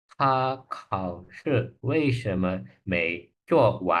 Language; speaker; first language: Chinese; non-native, learner; Indonesian